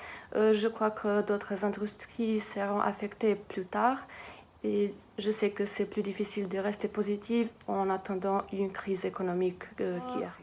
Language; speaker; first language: French; non-native, fluent; Serbian